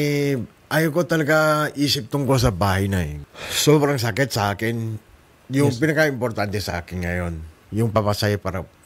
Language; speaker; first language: Filipino; non-native, learner; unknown